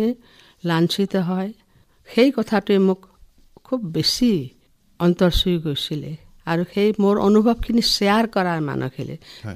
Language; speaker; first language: Assamese; non-native, local second language; Nepali